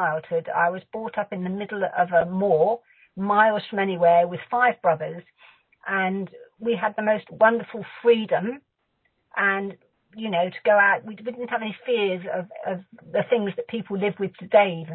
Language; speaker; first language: English; native; English